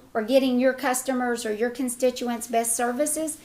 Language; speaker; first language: English; native; English